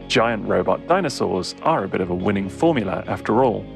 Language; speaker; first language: English; native; English